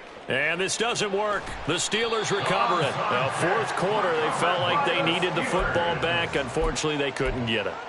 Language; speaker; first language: English; native; English